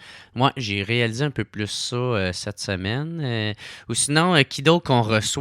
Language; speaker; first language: French; native; French